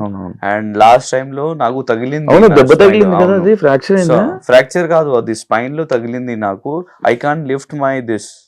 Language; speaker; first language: Telugu; non-native, local second language; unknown